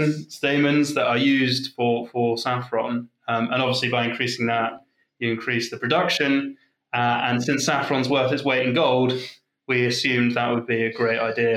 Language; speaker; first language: English; native; English